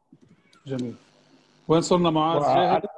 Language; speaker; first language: Arabic; native; Arabic